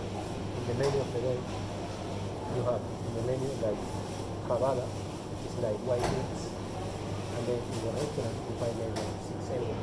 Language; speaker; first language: English; non-native, learner; Spanish